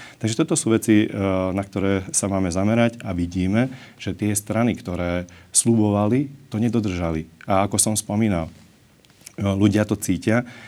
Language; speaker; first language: Slovak; non-native, local second language; Hungarian